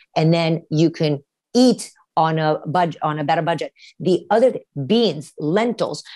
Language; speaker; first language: English; early bilingual, other home language; Romanian